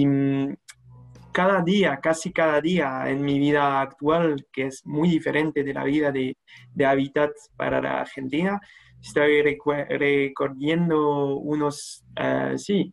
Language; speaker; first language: Spanish; non-native, fluent; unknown